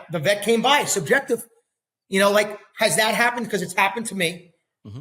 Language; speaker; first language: English; native; English